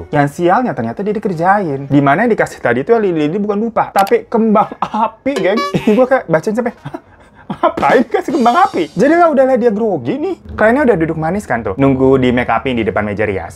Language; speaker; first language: Indonesian; native; Indonesian